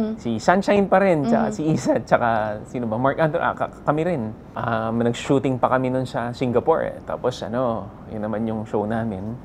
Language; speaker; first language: Filipino; native; Filipino